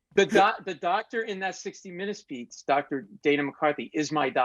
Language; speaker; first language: English; native; English